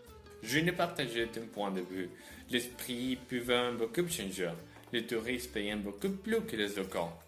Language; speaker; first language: French; non-native, learner; Spanish